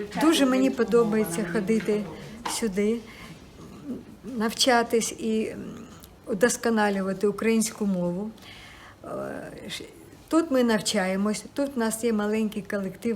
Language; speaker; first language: Ukrainian; non-native, local second language; Russian